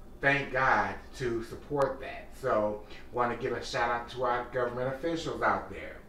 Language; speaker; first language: English; native; English